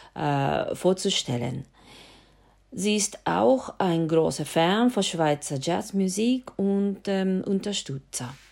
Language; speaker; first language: German; non-native, fluent; Japanese